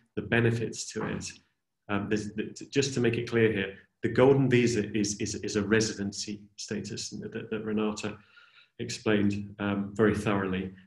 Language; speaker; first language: English; native; English